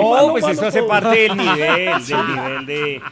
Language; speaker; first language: Spanish; native; Spanish